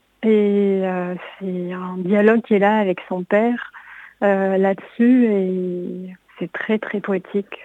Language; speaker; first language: French; non-native, fluent; Hebrew